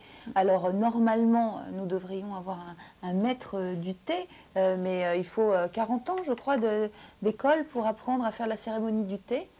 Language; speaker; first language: French; native; French